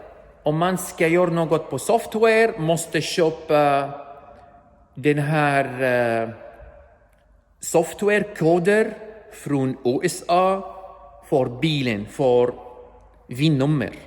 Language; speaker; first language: Swedish; non-native, learner; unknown